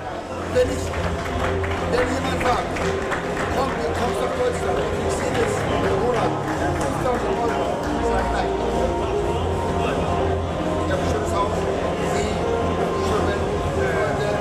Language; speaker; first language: German; non-native, learner; Turkish